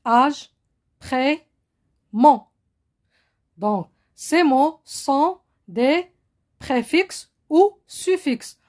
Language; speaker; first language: French; non-native, local second language; Arabic